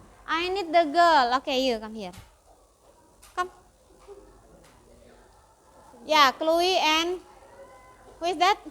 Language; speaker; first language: English; non-native, fluent; Indonesian